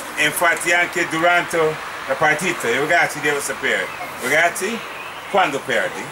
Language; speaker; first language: Italian; non-native, fluent; English